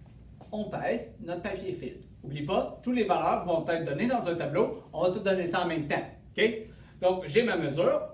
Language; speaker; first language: French; native; French